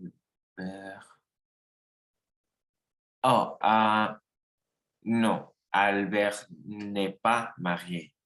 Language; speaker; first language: French; non-native, learner; Spanish